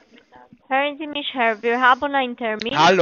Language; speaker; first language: German; non-native, learner; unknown